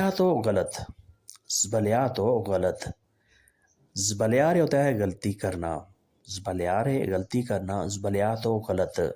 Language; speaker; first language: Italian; non-native, learner; Urdu